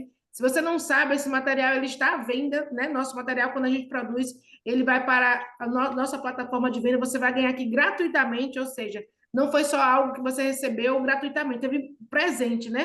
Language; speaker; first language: Portuguese; native; Portuguese